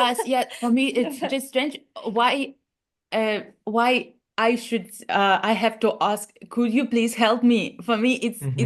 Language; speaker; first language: English; non-native, learner; Russian